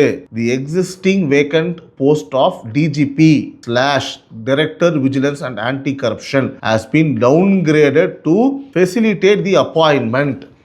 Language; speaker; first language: Tamil; native; Tamil